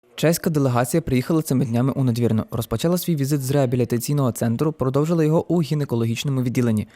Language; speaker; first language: Ukrainian; native; Ukrainian